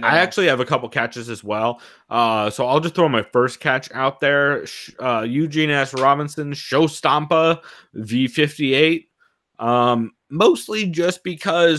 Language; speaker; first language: English; native; English